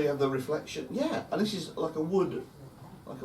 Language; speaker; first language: English; native; English